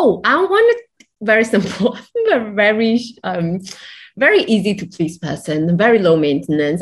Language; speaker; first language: English; non-native, local second language; Chinese